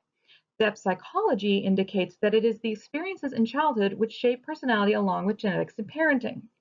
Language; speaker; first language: English; native; English